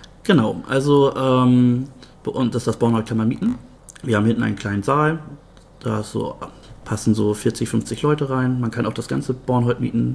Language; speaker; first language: German; native; German